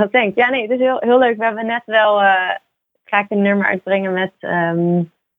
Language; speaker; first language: Dutch; native; Dutch